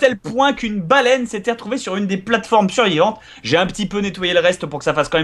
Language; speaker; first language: French; native; French